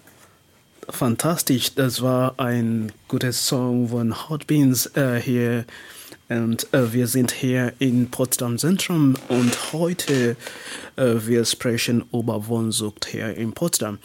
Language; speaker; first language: German; non-native, learner; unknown